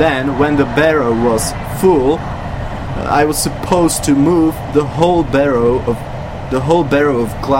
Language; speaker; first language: English; non-native, fluent; Czech